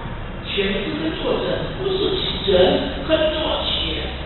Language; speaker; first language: Chinese; early bilingual, heritage; Chinese